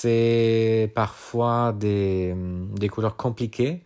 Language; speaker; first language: French; non-native, fluent; Italian